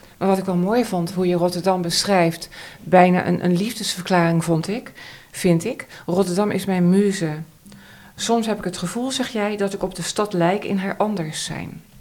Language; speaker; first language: Dutch; native; Dutch